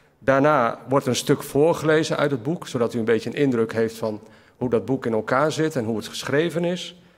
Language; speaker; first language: Dutch; native; Dutch